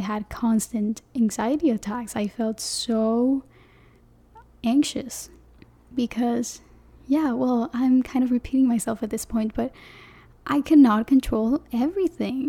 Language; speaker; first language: English; non-native, fluent; Spanish